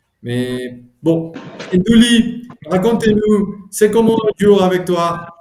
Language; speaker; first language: French; non-native, fluent; Spanish